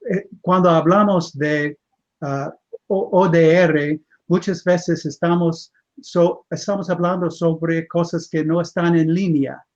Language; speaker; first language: Spanish; non-native, fluent; English